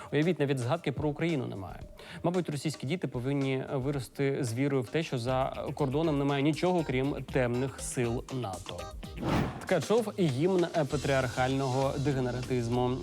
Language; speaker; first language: Ukrainian; native; Ukrainian